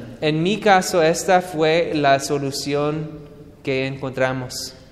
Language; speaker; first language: Spanish; non-native, fluent; English